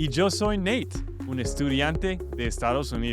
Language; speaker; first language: Spanish; non-native, learner; English